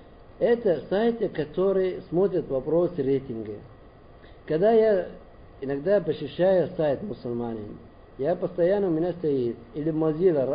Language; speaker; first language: Russian; non-native, learner; Arabic